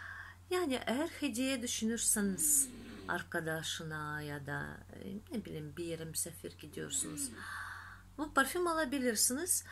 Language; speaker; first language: Turkish; non-native, fluent; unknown